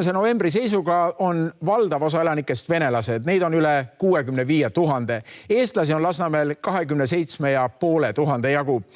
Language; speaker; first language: Estonian; native; Estonian